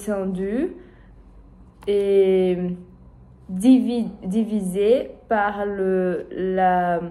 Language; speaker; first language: French; non-native, learner; Portuguese